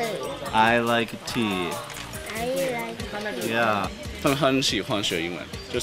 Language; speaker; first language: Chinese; early bilingual, heritage; Chinese